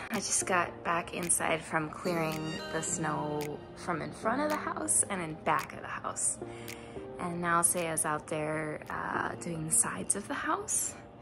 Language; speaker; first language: English; native; English